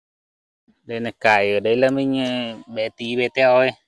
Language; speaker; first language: Portuguese; non-native, learner; Vietnamese